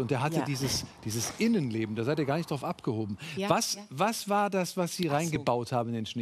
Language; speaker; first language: German; native; German